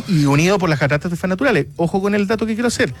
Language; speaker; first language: Spanish; native; Spanish